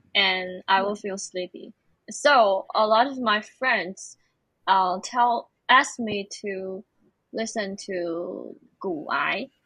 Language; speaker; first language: English; non-native, fluent; Chinese